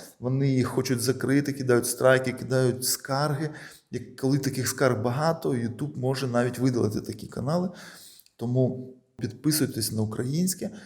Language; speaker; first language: Ukrainian; non-native, local second language; Russian